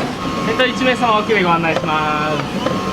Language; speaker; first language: Japanese; native; Japanese